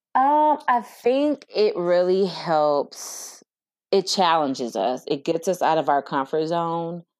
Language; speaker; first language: English; native; English